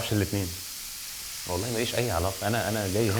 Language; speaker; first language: Arabic; native; Arabic